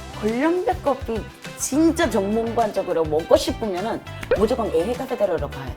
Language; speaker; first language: Korean; non-native, fluent; Spanish